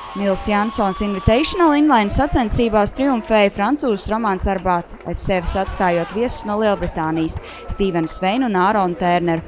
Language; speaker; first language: Latvian; native; Latvian